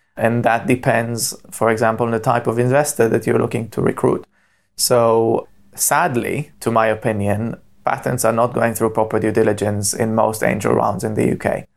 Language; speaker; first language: English; non-native, fluent; Hebrew